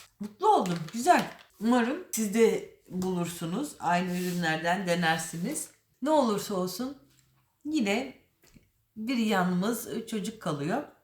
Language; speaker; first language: Turkish; early bilingual, heritage; Turkish